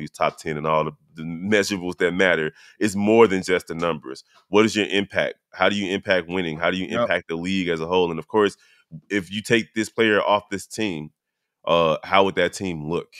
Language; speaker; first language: English; native; English